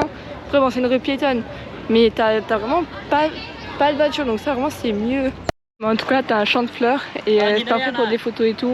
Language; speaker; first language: French; native; French